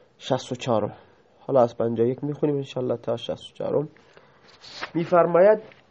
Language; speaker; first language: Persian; non-native, local second language; Baluchi